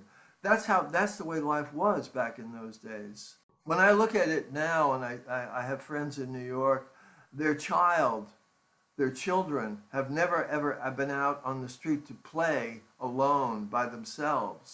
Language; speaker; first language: English; native; English